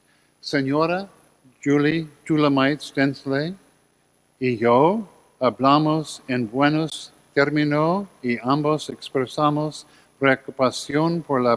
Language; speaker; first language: Spanish; non-native, learner; English